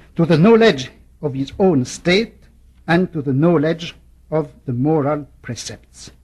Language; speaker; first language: English; non-native, fluent; French